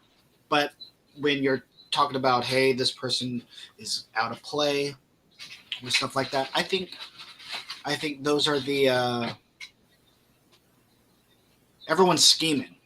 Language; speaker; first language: English; native; English